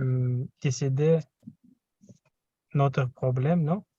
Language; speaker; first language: French; non-native, learner; Russian